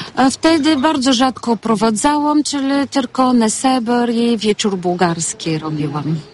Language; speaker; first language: Polish; non-native, fluent; Bulgarian